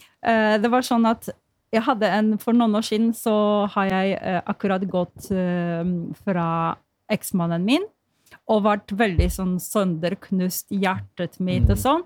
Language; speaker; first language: Norwegian; non-native, fluent; Polish